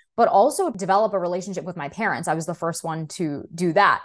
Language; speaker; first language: English; early bilingual, other home language; Russian